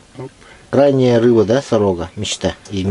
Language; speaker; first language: Russian; native; Russian